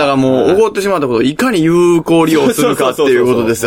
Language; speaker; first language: Japanese; native; Japanese